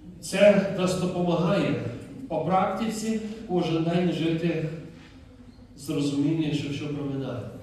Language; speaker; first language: Ukrainian; non-native, fluent; Dutch